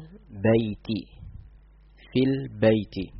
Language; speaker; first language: Arabic; non-native, fluent; Indonesian